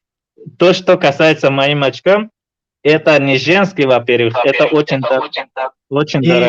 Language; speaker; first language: Russian; non-native, local second language; Tajik